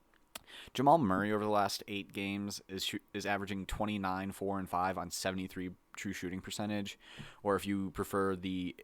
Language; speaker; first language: English; native; English